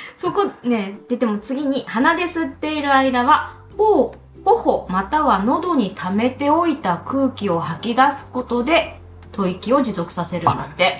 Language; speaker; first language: Japanese; native; Japanese